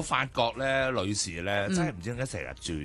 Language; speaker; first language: Cantonese; native; Cantonese